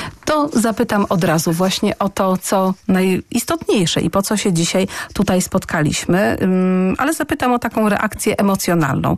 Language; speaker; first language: Polish; native; Polish